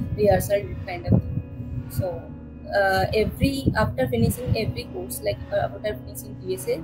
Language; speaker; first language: English; non-native, local second language; Bangla